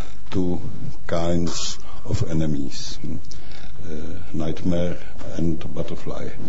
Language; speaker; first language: English; non-native, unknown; Czech